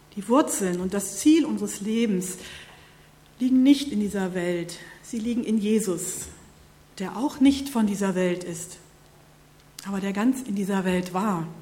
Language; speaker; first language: German; native; German